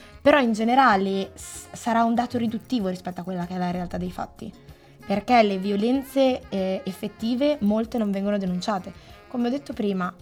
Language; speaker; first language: Italian; native; Italian